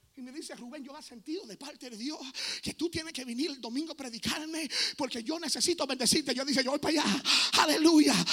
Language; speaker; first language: Spanish; early bilingual, heritage; Spanish